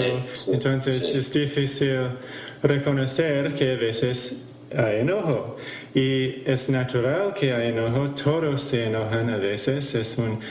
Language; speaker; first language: Spanish; non-native, fluent; English